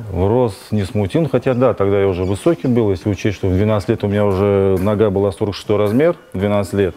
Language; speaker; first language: Russian; native; Russian